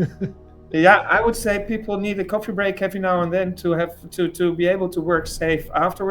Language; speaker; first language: English; non-native, fluent; Dutch